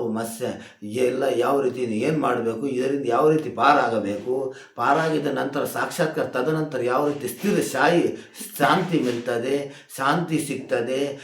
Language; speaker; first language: Kannada; non-native, local second language; Hindi